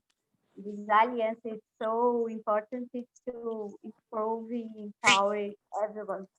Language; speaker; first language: English; non-native, learner; Portuguese